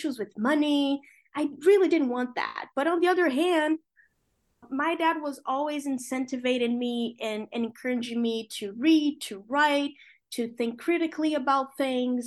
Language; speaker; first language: English; non-native, fluent; Portuguese